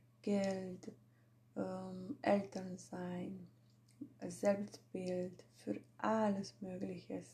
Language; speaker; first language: German; non-native, fluent; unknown